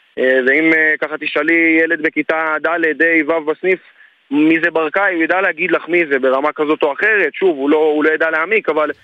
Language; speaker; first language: Hebrew; native; Hebrew